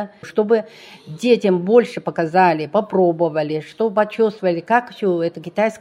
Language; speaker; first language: Russian; non-native, learner; Chinese